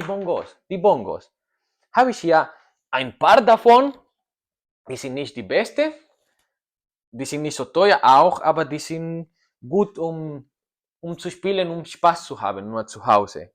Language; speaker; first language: German; non-native, learner; Spanish